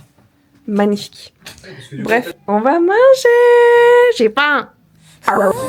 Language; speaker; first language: French; native; French